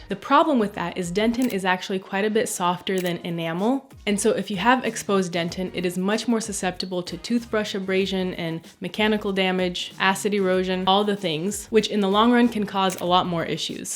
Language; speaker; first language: English; native; English